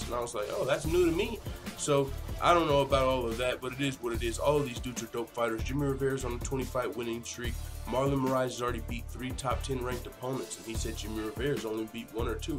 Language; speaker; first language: English; native; English